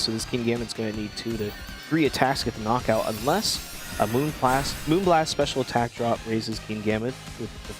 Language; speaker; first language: English; native; English